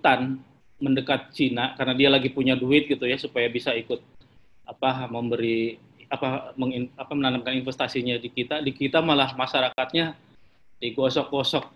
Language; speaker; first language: Indonesian; native; Indonesian